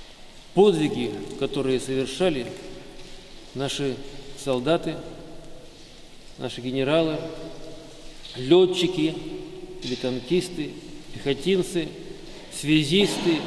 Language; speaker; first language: Russian; native; Russian